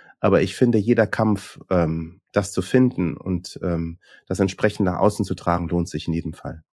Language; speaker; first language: German; early bilingual, other home language; Swahili